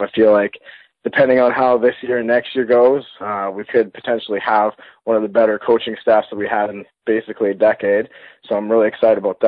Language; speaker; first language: English; native; English